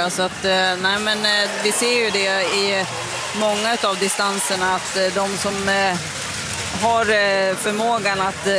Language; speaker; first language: Swedish; native; Swedish